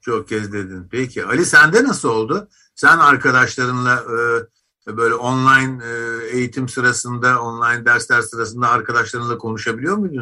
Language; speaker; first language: Turkish; native; Turkish